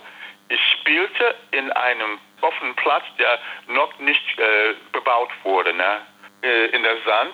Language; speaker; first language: German; non-native, fluent; English